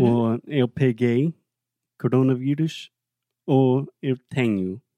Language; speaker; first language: Portuguese; non-native, fluent; English